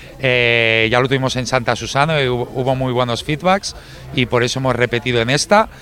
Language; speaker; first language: Spanish; native; Spanish